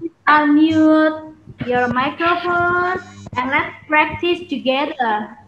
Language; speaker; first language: English; non-native, fluent; Indonesian